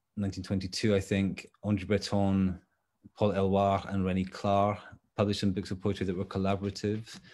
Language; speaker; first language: English; native; English